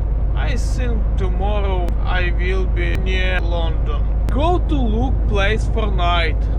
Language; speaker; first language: English; non-native, learner; Polish